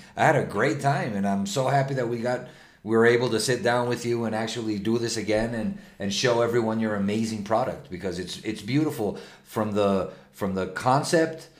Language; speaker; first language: English; non-native, fluent; Spanish